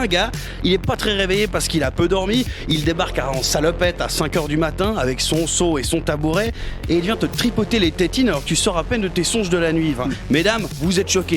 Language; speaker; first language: French; native; French